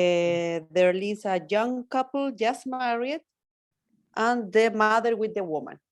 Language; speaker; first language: English; non-native, learner; Spanish